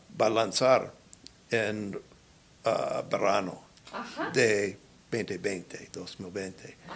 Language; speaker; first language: Spanish; non-native, learner; English